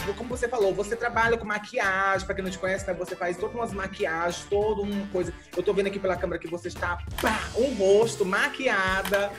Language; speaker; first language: Portuguese; native; Portuguese